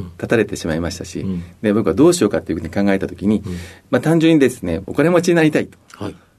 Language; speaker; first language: Japanese; native; Japanese